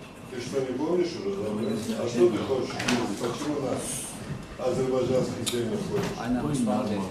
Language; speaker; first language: Russian; non-native, fluent; Azerbaijani